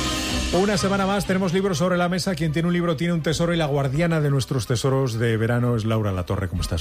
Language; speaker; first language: Spanish; native; Spanish